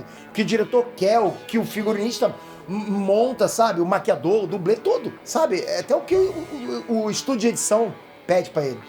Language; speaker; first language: Portuguese; native; Portuguese